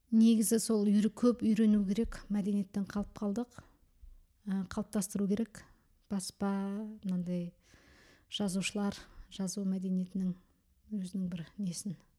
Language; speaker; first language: Kazakh; early bilingual, heritage; Kazakh